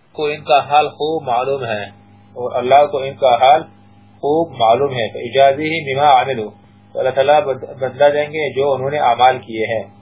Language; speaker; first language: Urdu; native; Urdu